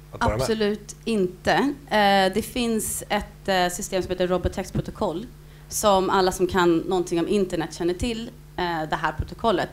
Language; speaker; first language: Swedish; native; Swedish